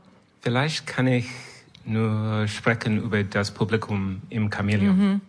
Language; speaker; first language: German; non-native, learner; French